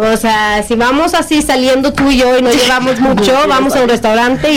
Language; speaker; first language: Spanish; non-native, learner; Swedish